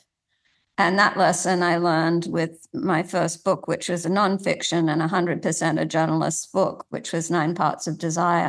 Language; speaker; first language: English; native; English